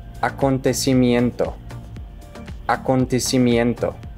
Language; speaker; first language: Spanish; non-native, fluent; English